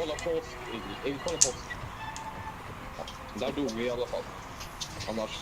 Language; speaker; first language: Swedish; native; Swedish